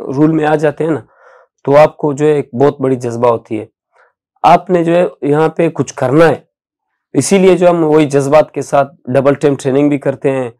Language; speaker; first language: Urdu; non-native, local second language; Baluchi